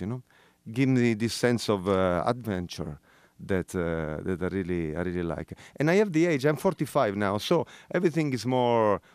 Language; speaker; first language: English; non-native, fluent; Italian